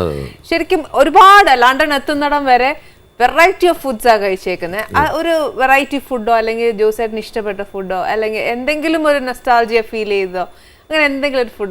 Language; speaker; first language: Malayalam; native; Malayalam